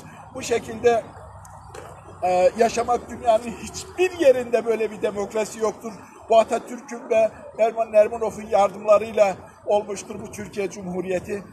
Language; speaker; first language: Turkish; early bilingual, heritage; Turkish